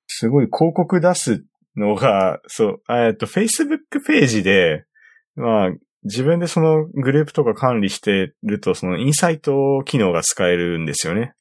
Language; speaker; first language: Japanese; native; Japanese